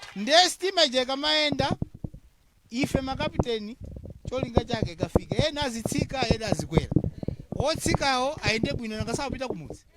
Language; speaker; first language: Nyanja; non-native, local second language; Tumbuka